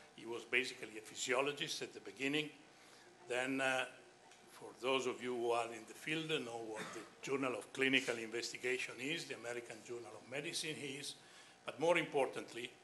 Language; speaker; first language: English; non-native, fluent; Italian